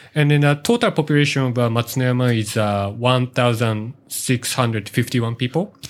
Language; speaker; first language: English; non-native, learner; Japanese